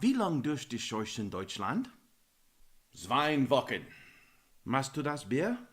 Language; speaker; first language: German; non-native, learner; English